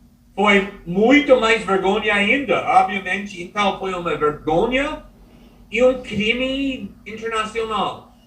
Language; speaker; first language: Portuguese; non-native, fluent; English